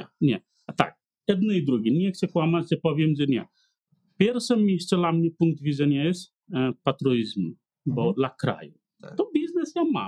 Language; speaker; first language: Polish; non-native, learner; Nepali